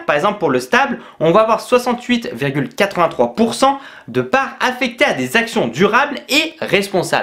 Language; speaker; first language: French; native; French